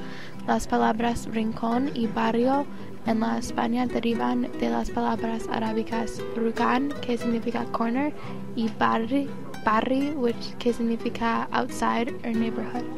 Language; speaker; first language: Spanish; non-native, learner; English